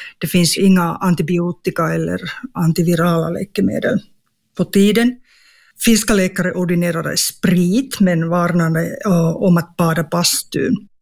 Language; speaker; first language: Swedish; non-native, local second language; Finnish